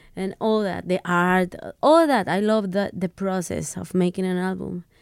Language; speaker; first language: English; non-native, fluent; Spanish